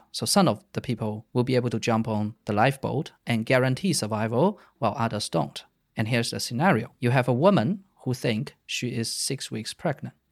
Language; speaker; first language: English; non-native, fluent; Chinese